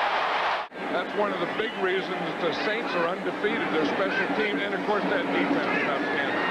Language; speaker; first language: English; native; English